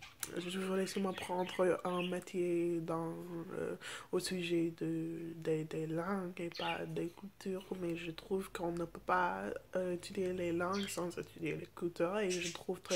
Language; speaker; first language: French; non-native, fluent; English